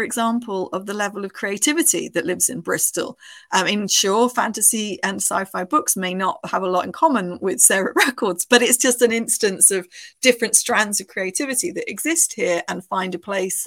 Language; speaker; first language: English; native; English